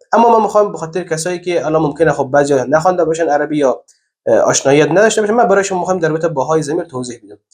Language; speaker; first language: Persian; native; Persian